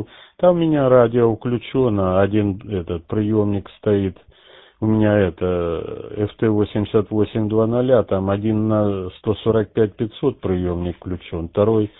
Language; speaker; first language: Russian; native; Russian